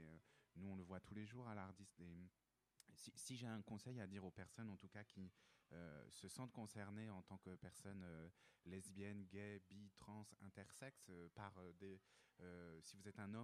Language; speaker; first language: French; native; French